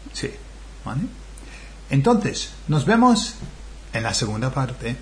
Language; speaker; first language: Spanish; non-native, fluent; English